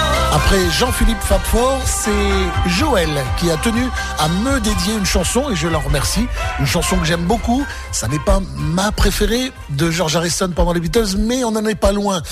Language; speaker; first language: French; native; French